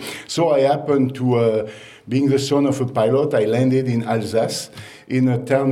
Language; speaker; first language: English; non-native, fluent; French